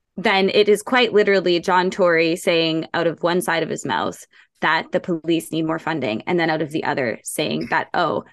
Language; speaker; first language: English; native; English